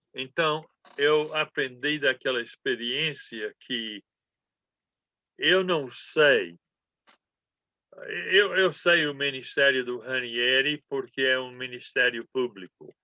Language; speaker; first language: Portuguese; non-native, fluent; English